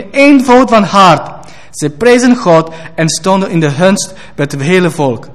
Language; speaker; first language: Dutch; non-native, fluent; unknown